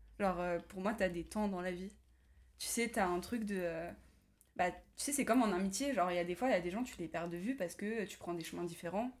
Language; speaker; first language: French; native; French